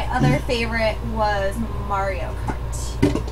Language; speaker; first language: English; native; English